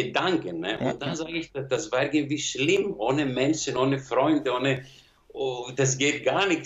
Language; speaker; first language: German; non-native, learner; Greek